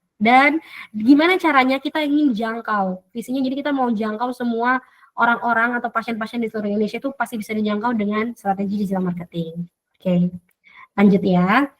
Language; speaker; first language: Indonesian; native; Indonesian